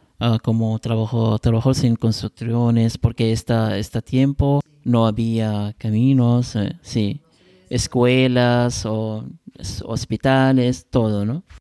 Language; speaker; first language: Spanish; non-native, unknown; Arabic